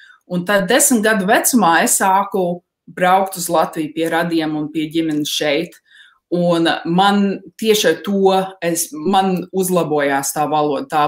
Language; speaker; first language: Latvian; early bilingual, heritage; Latvian